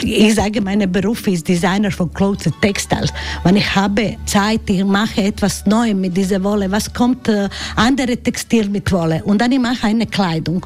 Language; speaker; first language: German; non-native, learner; Croatian